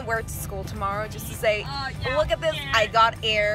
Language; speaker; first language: English; non-native, fluent; Danish